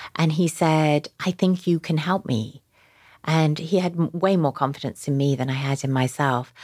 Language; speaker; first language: English; native; English